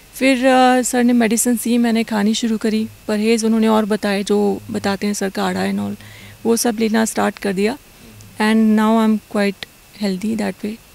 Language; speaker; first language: Hindi; native; Hindi